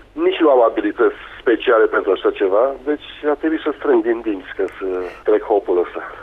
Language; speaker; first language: Romanian; native; Romanian